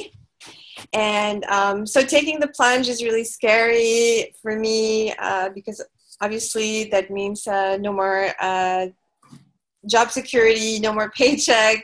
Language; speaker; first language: English; non-native, local second language; Filipino